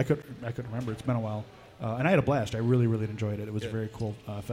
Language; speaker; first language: English; native; English